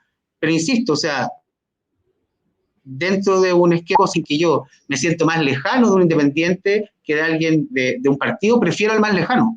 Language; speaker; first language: Spanish; native; Spanish